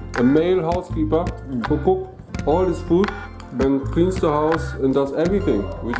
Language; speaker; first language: English; non-native, fluent; German